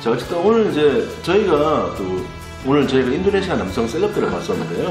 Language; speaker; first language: Korean; native; Korean